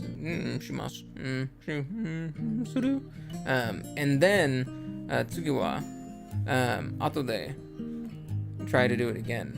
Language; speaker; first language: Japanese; non-native, learner; English